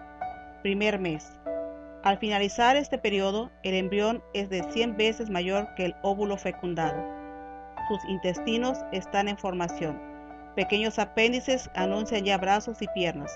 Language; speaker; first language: Spanish; native; Spanish